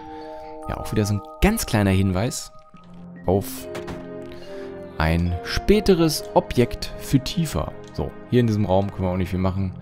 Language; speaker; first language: German; native; German